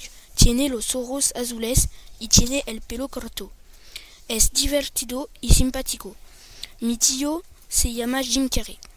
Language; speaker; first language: Spanish; non-native, learner; French